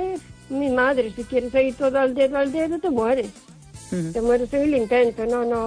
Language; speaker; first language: Spanish; native; Spanish